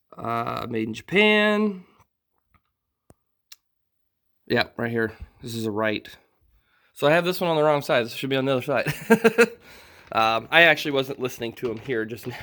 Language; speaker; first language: English; native; English